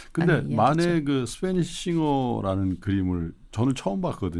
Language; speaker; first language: Korean; native; Korean